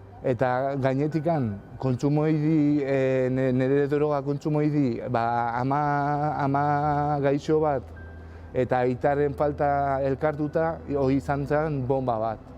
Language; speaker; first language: Basque; native; Basque